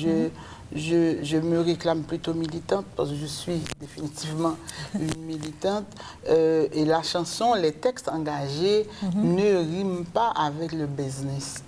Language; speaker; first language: French; native; French